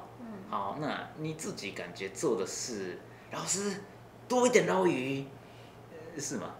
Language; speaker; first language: Chinese; non-native, learner; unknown